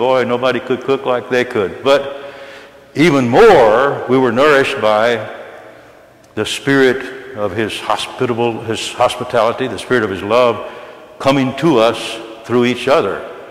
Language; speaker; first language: English; native; English